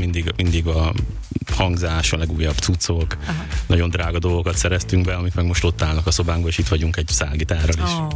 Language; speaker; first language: Hungarian; native; Hungarian